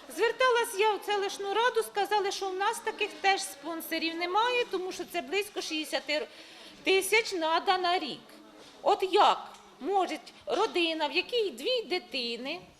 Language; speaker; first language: Ukrainian; native; Ukrainian